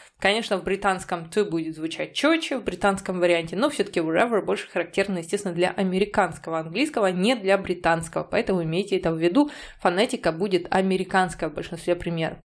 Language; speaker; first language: Russian; native; Russian